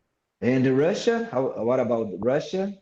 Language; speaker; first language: English; non-native, fluent; Portuguese